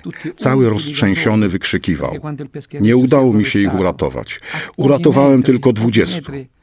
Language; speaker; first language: Polish; native; Polish